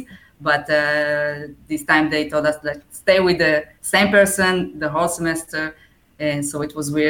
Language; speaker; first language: English; non-native, fluent; Hebrew